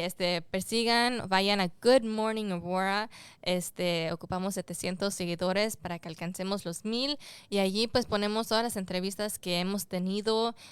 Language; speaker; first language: Spanish; early bilingual, heritage; Spanish